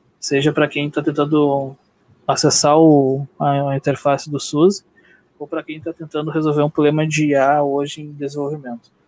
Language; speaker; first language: Portuguese; native; Portuguese